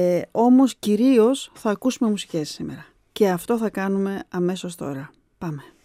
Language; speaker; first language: Greek; native; Greek